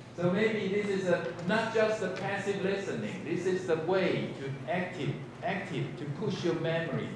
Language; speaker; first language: English; non-native, fluent; Chinese